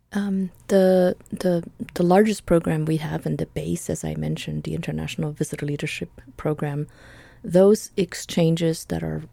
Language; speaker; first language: English; non-native, fluent; Spanish